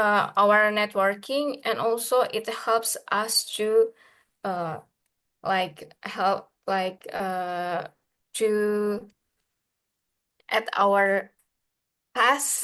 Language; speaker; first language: English; non-native, learner; Indonesian